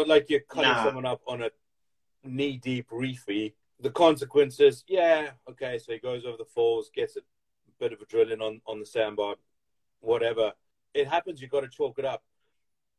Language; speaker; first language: English; native; English